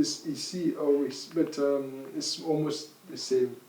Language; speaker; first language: English; non-native, local second language; Akan